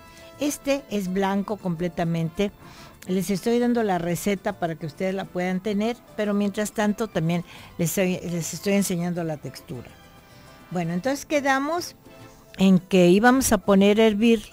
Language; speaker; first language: Spanish; native; Spanish